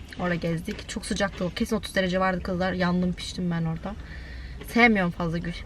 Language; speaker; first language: Turkish; early bilingual, heritage; Turkish